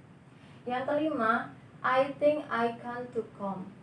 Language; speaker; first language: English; non-native, learner; Indonesian